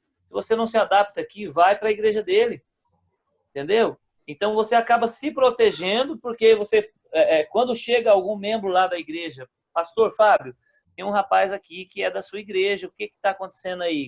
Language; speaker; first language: Portuguese; native; Portuguese